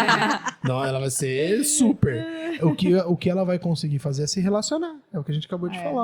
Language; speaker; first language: Portuguese; native; Portuguese